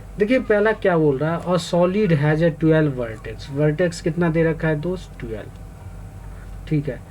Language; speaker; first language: Hindi; native; Hindi